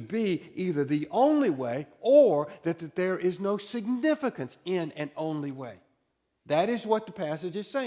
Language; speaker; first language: English; native; English